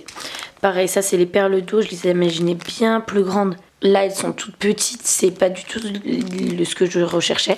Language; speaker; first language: French; native; French